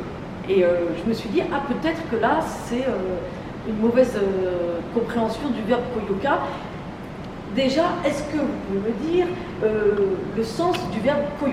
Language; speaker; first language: French; native; French